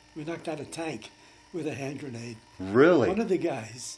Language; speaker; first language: English; native; English